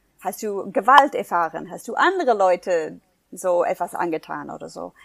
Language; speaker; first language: German; non-native, fluent; English